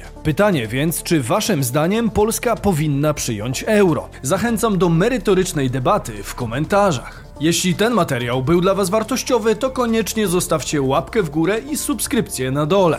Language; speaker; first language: Polish; native; Polish